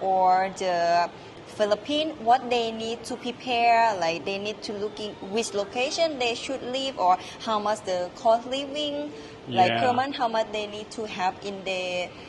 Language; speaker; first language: English; non-native, learner; Thai